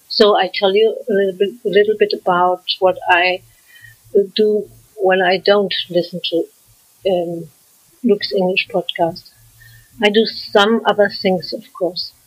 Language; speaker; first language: English; non-native, fluent; German